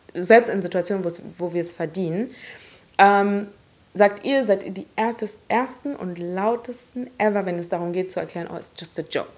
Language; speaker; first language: German; early bilingual, other home language; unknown